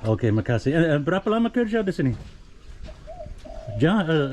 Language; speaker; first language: Indonesian; non-native, learner; English